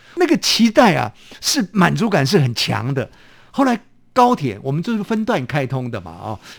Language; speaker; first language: Chinese; native; Chinese